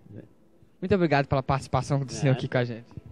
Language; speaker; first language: Portuguese; native; Portuguese